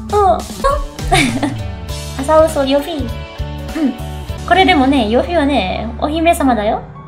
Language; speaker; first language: Japanese; non-native, learner; Indonesian